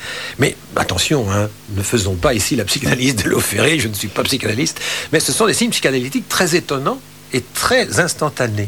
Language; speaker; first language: French; native; French